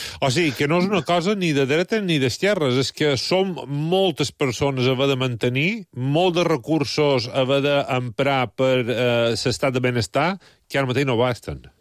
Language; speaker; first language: Catalan; native; Catalan